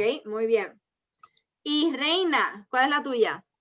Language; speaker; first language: Spanish; early bilingual, heritage; Spanish